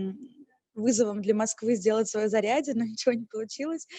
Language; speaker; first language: Russian; native; Russian